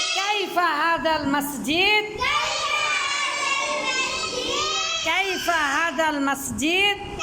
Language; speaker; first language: Arabic; non-native, fluent; Bangla